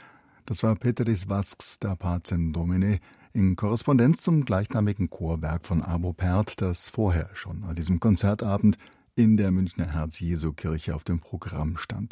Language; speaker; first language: German; native; German